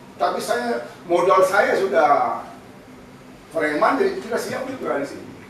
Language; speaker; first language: Indonesian; non-native, local second language; Balinese